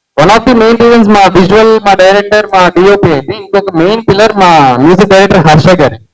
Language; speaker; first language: Telugu; early bilingual, heritage; Telugu